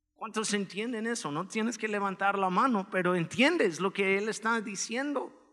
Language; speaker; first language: Spanish; non-native, fluent; English